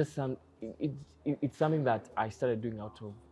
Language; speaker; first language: English; non-native, local second language; Kikuyu